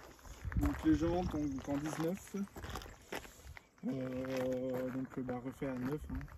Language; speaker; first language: French; native; French